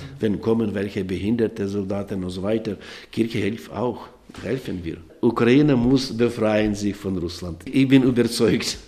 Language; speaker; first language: German; non-native, learner; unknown